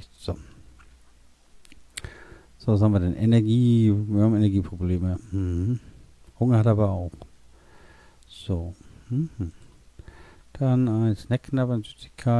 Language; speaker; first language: German; native; German